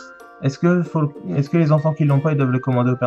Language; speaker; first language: French; native; French